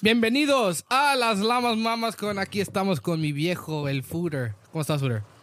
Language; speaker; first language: Spanish; early bilingual, heritage; Spanish